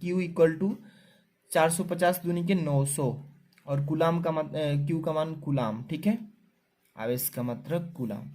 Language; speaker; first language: Hindi; native; Hindi